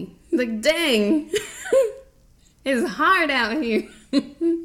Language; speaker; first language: English; native; English